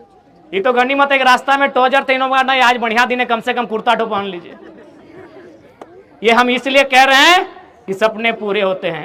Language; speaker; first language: Hindi; non-native, local second language; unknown